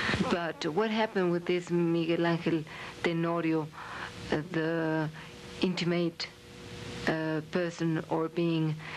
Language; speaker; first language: English; non-native, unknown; Spanish